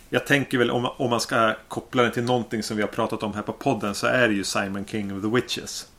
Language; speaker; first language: Swedish; native; Swedish